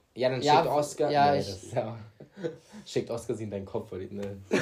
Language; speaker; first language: German; early bilingual, other home language; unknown